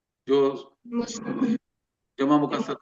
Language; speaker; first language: Arabic; non-native, fluent; Urdu